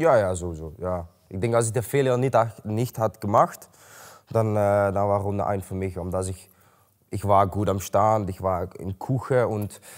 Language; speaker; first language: German; non-native, learner; Dutch